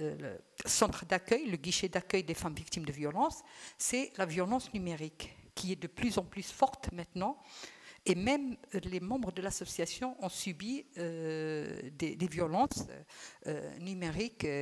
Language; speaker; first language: French; non-native, local second language; Arabic